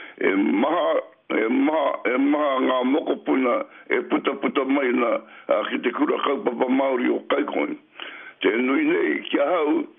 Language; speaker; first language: Māori; native; Māori